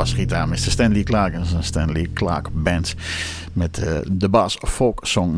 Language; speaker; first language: Dutch; native; Dutch